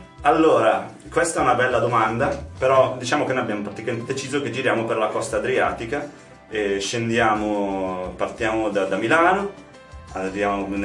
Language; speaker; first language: Italian; native; Italian